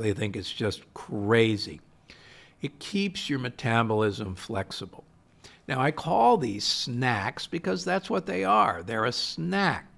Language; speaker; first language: English; native; English